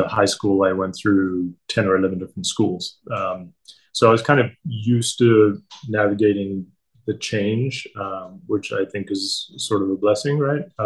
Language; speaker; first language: English; native; English